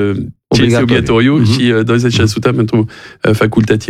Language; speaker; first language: Romanian; non-native, fluent; French